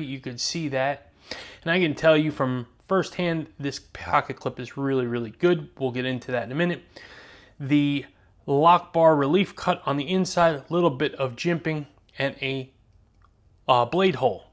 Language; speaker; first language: English; native; English